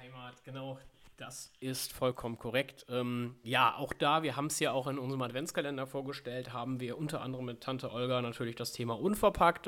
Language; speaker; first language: German; native; German